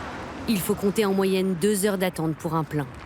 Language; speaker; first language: French; native; French